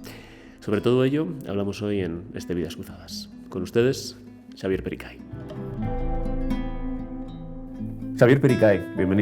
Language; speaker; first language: Spanish; native; Spanish